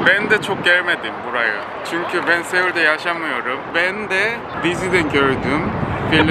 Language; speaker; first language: Turkish; non-native, learner; Korean